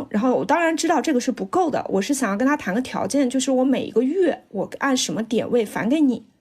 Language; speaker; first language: Chinese; native; Chinese